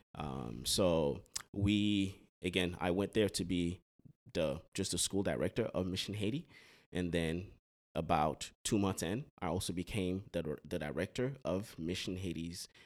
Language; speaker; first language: English; early bilingual, other home language; Haitian Creole